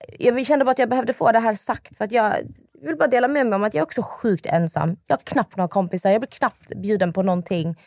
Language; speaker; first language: Swedish; native; Swedish